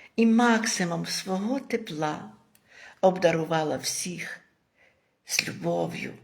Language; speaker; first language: Ukrainian; native; Ukrainian